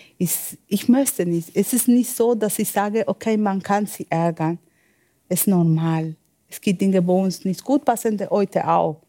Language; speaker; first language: German; non-native, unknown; Spanish